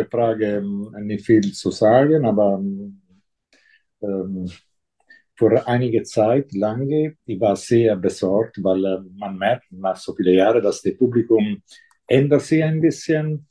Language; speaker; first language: German; non-native, fluent; Italian